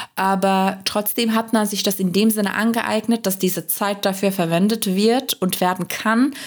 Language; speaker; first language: German; non-native, fluent; Turkish